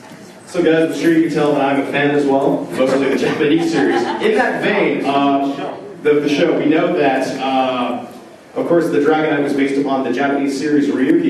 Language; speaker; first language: English; native; English